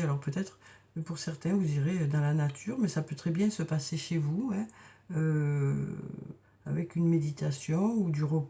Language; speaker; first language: French; native; French